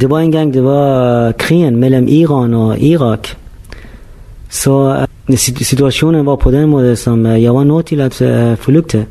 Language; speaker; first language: Danish; non-native, fluent; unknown